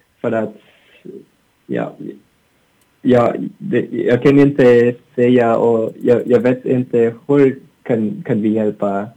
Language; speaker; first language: Swedish; non-native, learner; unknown